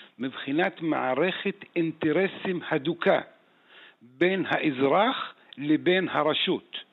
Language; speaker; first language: Hebrew; non-native, local second language; Arabic